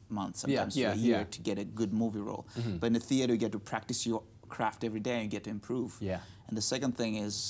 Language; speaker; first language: English; non-native, local second language; Russian